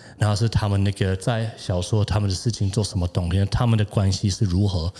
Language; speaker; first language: Chinese; non-native, fluent; German